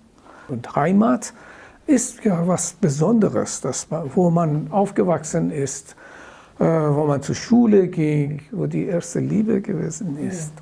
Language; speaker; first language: German; non-native, fluent; Persian